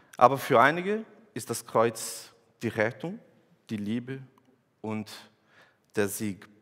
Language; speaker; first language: German; non-native, fluent; Portuguese